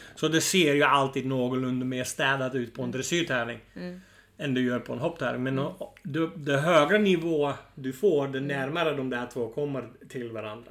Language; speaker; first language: Swedish; non-native, fluent; Dutch